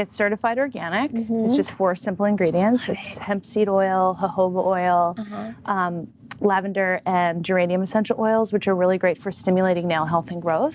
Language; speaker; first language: English; native; English